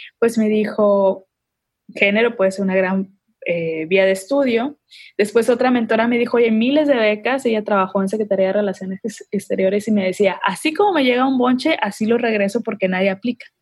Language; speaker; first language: Spanish; native; Spanish